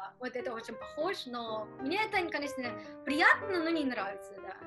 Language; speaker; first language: Russian; non-native, learner; Japanese